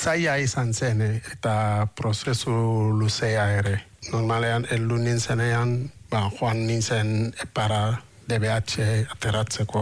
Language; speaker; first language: Basque; non-native, fluent; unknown